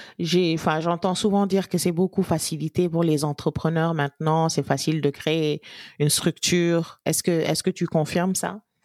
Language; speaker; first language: French; non-native, local second language; Wolof